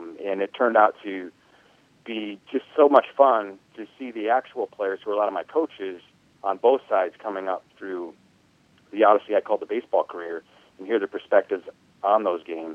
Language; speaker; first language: English; native; English